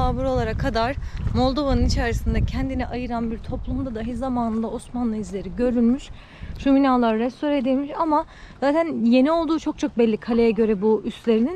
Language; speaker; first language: Turkish; native; Turkish